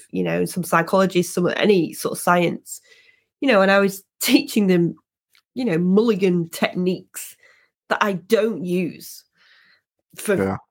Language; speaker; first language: English; native; English